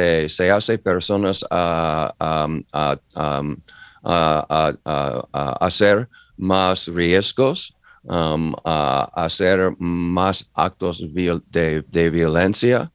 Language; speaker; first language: Spanish; non-native, learner; English